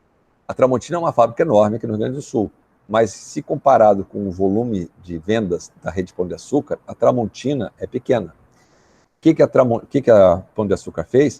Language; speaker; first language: Portuguese; native; Portuguese